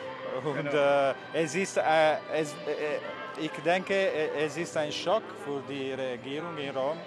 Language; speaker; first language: German; non-native, learner; Italian